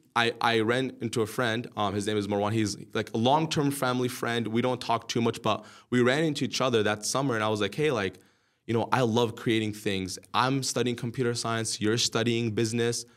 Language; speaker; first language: English; early bilingual, other home language; Arabic